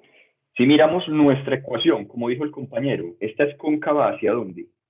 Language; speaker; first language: Spanish; native; Spanish